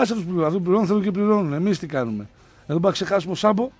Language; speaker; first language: Greek; native; Greek